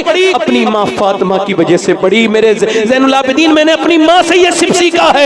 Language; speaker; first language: Urdu; native; Urdu